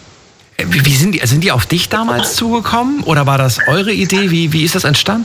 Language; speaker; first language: German; native; German